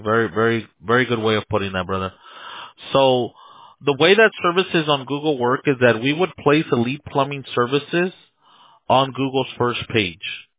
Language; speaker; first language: English; early bilingual, other home language; Spanish